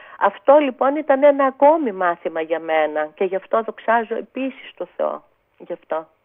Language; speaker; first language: Greek; native; Greek